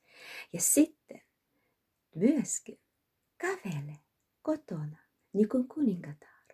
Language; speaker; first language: Finnish; non-native, learner; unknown